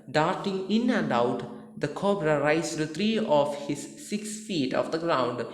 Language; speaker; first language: English; non-native, local second language; Malayalam